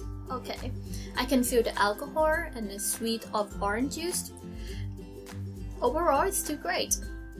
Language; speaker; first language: English; non-native, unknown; Thai